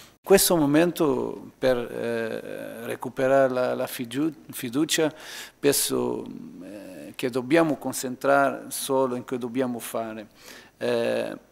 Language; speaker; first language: Italian; non-native, learner; Portuguese